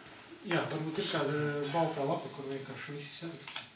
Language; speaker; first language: Latvian; native; Latvian